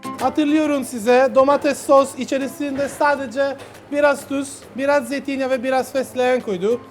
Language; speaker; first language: Turkish; non-native, learner; Italian